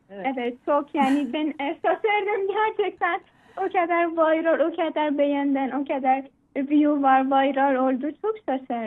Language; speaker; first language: Turkish; non-native, learner; Persian